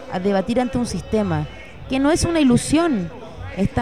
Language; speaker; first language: Spanish; early bilingual, heritage; Spanish